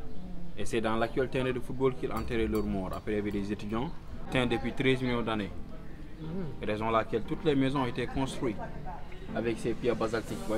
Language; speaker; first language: French; non-native, local second language; Wolof